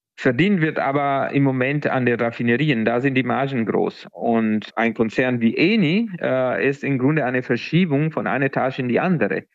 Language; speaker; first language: German; non-native, fluent; Italian